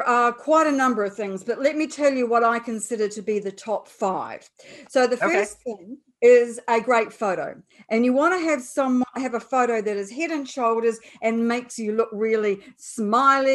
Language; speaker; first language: English; native; English